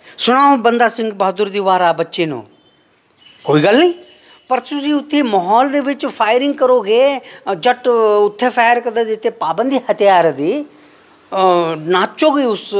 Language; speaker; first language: Punjabi; non-native, fluent; Kannada